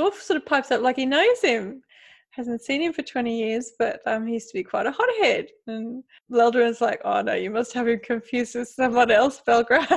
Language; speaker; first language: English; native; English